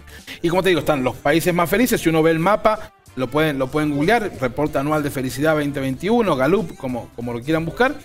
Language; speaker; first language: Spanish; native; Spanish